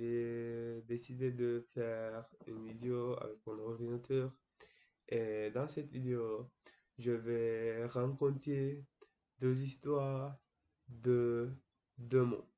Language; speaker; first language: French; non-native, learner; Turkish